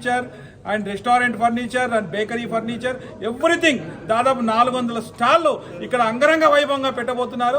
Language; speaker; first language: Telugu; native; Telugu